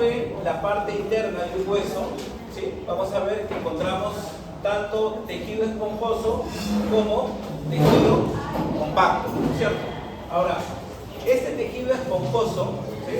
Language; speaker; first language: Spanish; native; Spanish